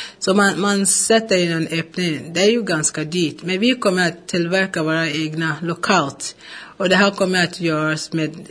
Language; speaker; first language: Swedish; non-native, fluent; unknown